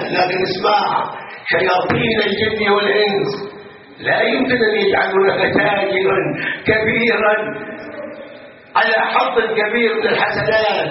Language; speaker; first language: Arabic; native; Arabic